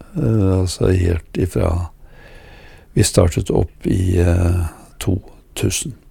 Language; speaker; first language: Norwegian; native; Norwegian